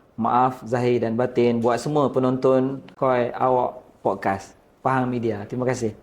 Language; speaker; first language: Malay; native; Malay